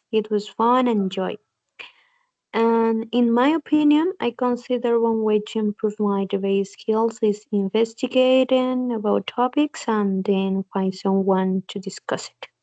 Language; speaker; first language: English; non-native, learner; Spanish